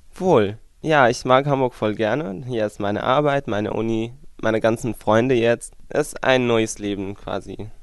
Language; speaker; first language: German; non-native, fluent; Arabic